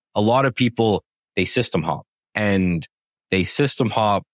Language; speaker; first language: English; native; English